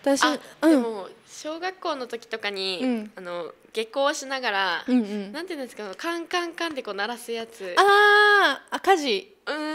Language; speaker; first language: Japanese; native; Japanese